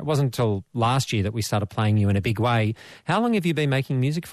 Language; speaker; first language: English; native; English